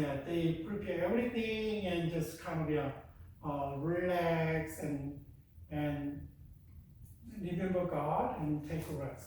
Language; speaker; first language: English; non-native, fluent; Korean